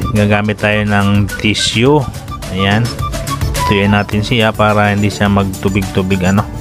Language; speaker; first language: Filipino; non-native, local second language; Cebuano